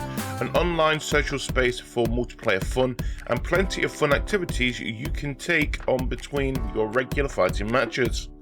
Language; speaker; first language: English; native; English